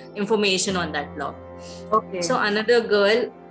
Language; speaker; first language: English; non-native, local second language; Hindi